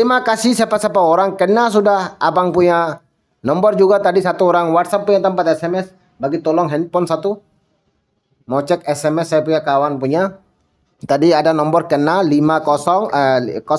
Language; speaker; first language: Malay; non-native, learner; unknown